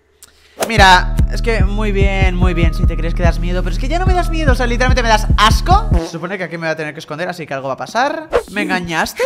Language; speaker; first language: Spanish; native; Spanish